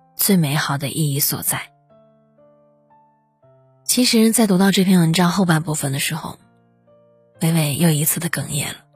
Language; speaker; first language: Chinese; native; Chinese